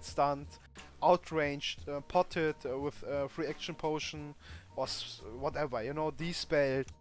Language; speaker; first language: English; non-native, fluent; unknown